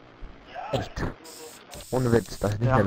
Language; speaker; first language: German; native; German